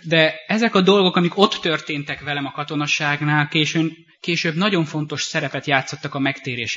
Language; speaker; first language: Hungarian; native; Hungarian